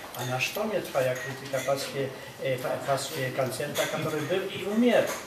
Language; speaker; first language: Russian; non-native, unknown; Polish